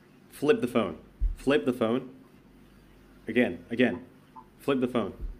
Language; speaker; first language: English; non-native, fluent; Indonesian